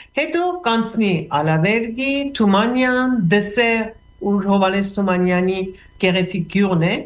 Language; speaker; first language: Armenian; early bilingual, heritage; Armenian